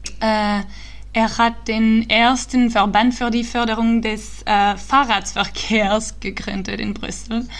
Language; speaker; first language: German; early bilingual, heritage; German